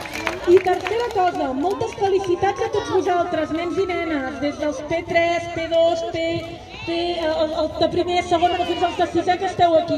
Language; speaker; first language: Catalan; native; Catalan